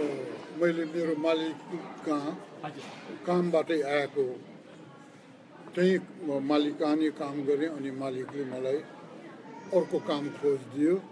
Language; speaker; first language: Nepali; non-native, local second language; Newari